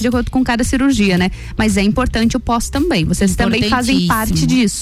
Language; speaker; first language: Portuguese; native; Portuguese